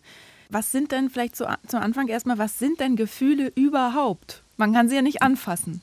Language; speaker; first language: German; native; German